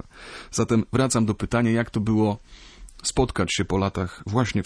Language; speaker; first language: Polish; native; Polish